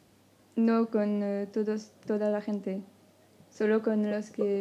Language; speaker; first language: Spanish; non-native, learner; French